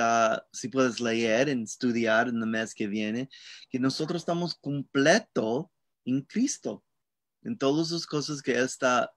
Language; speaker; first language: Spanish; non-native, learner; English